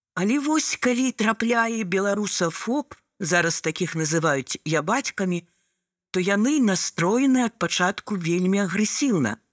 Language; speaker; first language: Belarusian; non-native, local second language; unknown